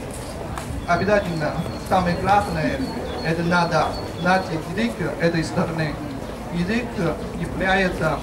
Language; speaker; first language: Russian; non-native, fluent; Chinese